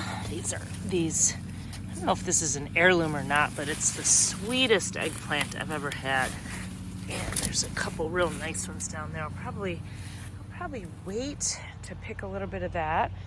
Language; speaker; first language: English; native; English